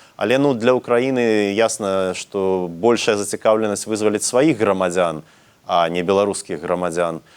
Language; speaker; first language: Belarusian; native; Belarusian